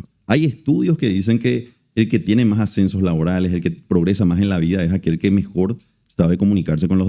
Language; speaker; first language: Spanish; native; Spanish